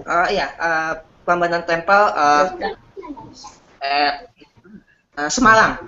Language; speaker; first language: English; non-native, learner; Indonesian